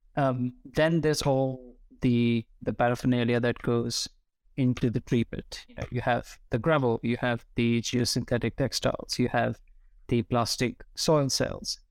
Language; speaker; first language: English; non-native, local second language; Hindi